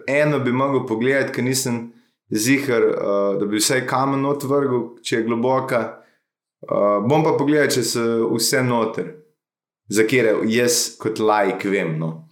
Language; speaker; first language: Slovenian; native; Slovenian